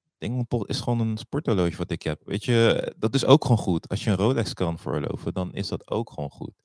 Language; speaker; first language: Dutch; early bilingual, other home language; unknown